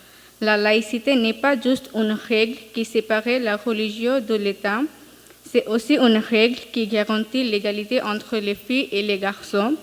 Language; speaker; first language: French; non-native, learner; Bangla